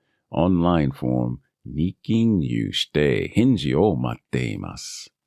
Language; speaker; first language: Japanese; non-native, learner; English